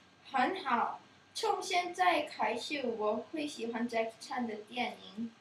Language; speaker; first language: Chinese; non-native, learner; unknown